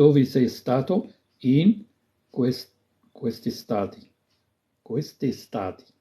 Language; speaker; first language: Italian; non-native, fluent; Arabic